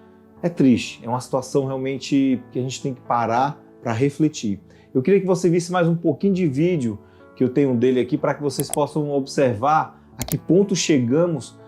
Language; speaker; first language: Portuguese; native; Portuguese